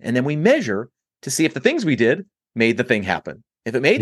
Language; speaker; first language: English; native; English